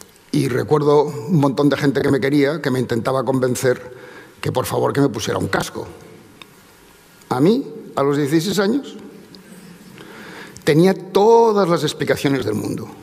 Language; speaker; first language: Spanish; native; Spanish